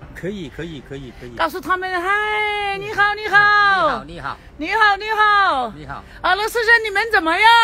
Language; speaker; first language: Chinese; non-native, learner; Russian